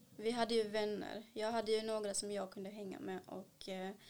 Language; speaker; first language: Swedish; early bilingual, other home language; Kannada